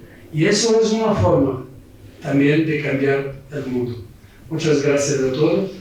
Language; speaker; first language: Spanish; non-native, fluent; Portuguese